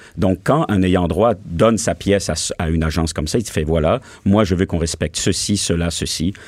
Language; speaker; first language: French; native; French